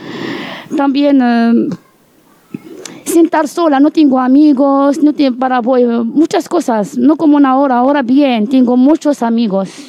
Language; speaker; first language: Spanish; non-native, learner; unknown